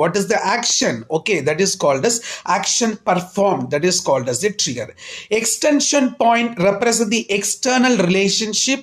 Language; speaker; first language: English; non-native, local second language; Tamil